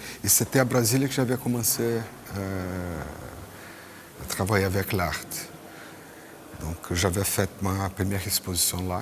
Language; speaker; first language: French; non-native, fluent; Portuguese